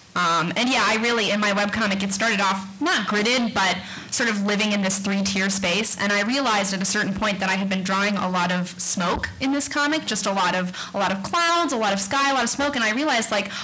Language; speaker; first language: English; native; English